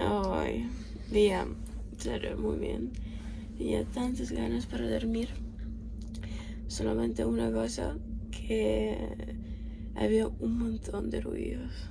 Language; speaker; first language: Spanish; non-native, learner; Ukrainian